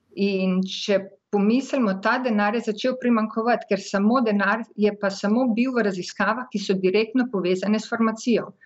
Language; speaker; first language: Slovenian; native; Slovenian